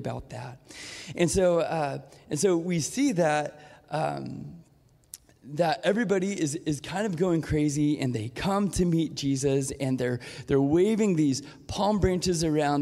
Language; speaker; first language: English; native; English